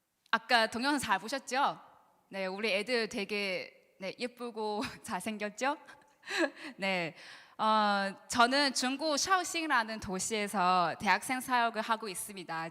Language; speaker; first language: Korean; non-native, learner; Chinese